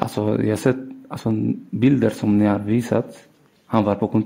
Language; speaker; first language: Swedish; non-native, learner; Arabic